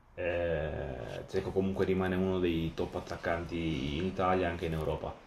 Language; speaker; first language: Italian; non-native, fluent; Arabic